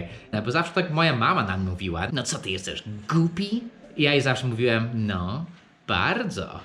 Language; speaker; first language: Polish; non-native, fluent; English